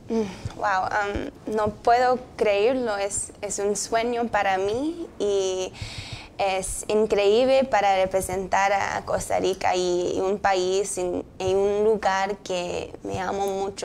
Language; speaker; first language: Spanish; early bilingual, heritage; English